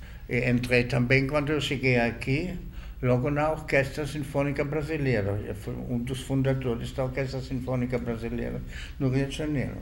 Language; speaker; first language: Portuguese; non-native, fluent; German